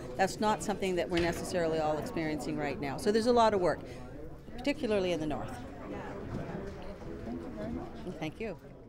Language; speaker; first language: English; native; English